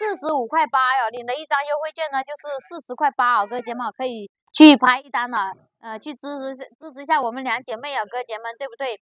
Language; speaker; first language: Chinese; native; Chinese